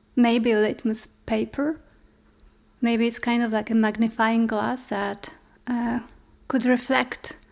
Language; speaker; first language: English; non-native, fluent; Polish